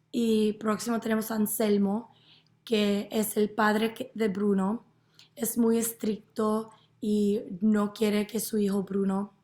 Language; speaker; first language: Spanish; non-native, learner; English